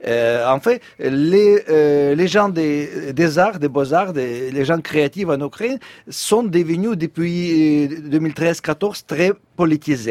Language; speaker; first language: French; non-native, fluent; Russian